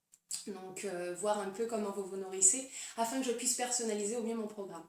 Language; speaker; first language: French; native; French